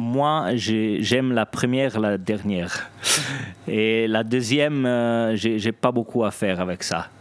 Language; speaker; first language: French; non-native, local second language; Italian